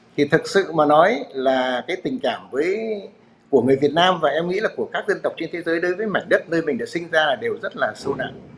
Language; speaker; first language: Vietnamese; native; Vietnamese